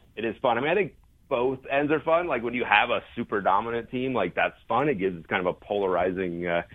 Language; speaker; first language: English; native; English